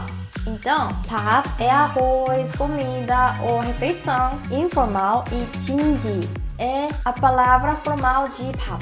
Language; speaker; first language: Portuguese; non-native, fluent; Korean